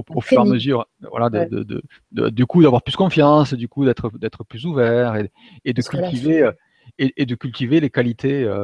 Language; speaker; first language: French; native; French